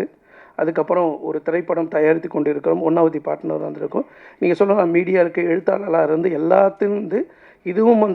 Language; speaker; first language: Tamil; native; Tamil